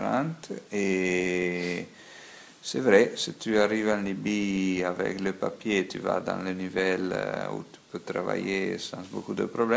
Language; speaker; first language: French; non-native, fluent; Italian